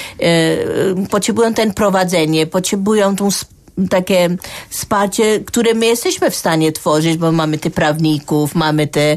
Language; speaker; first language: Polish; non-native, fluent; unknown